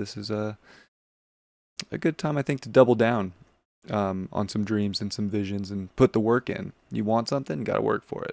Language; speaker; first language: English; native; English